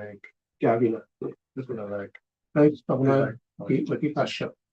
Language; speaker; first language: Welsh; native; Welsh